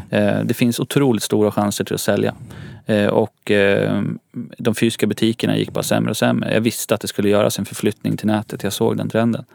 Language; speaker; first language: Swedish; native; Swedish